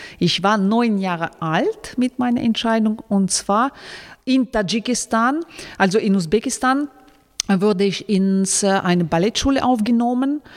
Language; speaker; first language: German; non-native, fluent; Russian